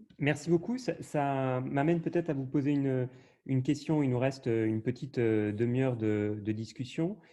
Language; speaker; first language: French; native; French